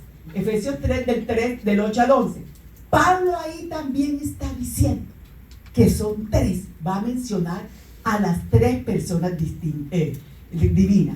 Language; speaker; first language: Spanish; native; Spanish